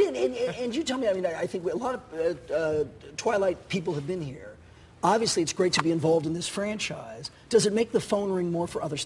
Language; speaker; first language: English; native; English